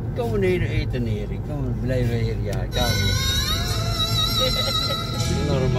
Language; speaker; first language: Dutch; non-native, learner; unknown